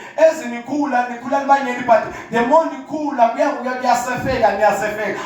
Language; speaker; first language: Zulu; non-native, local second language; Swati